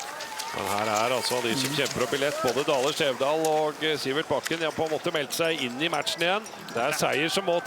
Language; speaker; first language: Norwegian; native; Norwegian